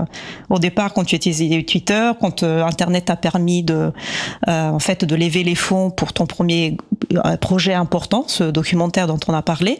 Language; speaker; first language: French; native; French